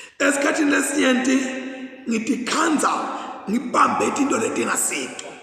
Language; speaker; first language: Zulu; non-native, local second language; Swati